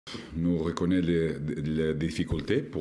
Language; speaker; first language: French; non-native, learner; Portuguese